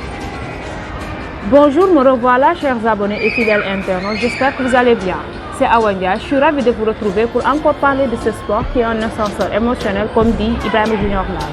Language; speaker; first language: French; non-native, local second language; Wolof